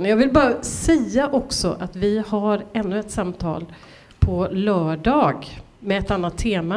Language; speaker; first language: Swedish; native; Swedish